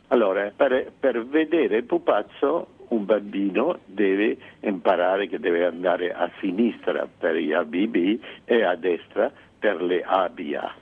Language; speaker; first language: Italian; non-native, fluent; Spanish